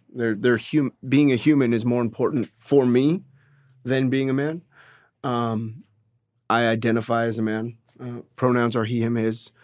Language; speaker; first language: English; native; English